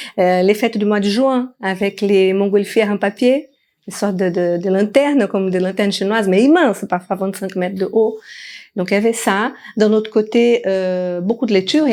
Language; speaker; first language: French; non-native, fluent; Portuguese